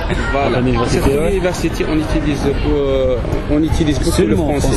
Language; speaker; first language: French; non-native, local second language; Arabic